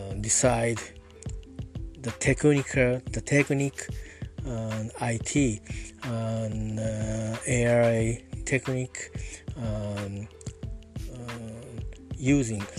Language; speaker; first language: English; non-native, learner; Japanese